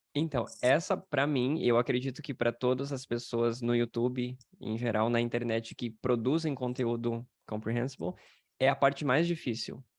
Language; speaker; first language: Portuguese; native; Portuguese